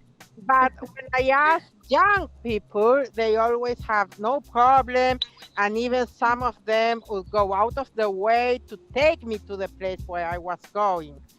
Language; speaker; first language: English; non-native, fluent; Spanish